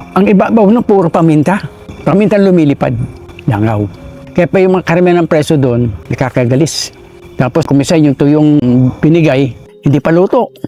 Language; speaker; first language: Filipino; native; Filipino